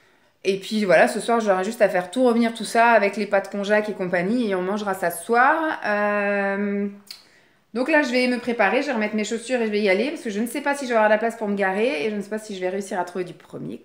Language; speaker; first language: French; native; French